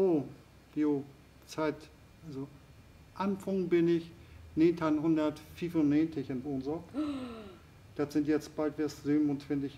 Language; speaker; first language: German; native; German